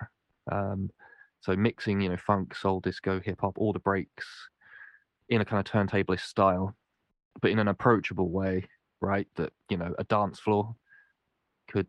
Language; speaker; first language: English; native; English